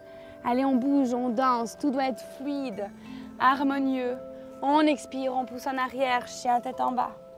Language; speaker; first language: French; native; French